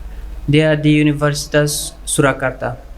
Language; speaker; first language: Indonesian; non-native, learner; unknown